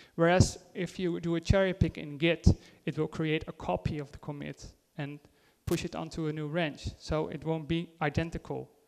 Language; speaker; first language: English; non-native, fluent; Dutch